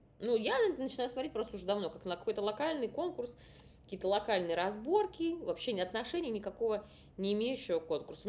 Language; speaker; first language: Russian; native; Russian